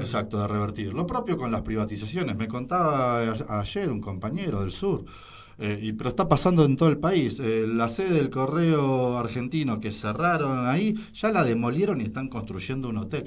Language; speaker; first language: Spanish; native; Spanish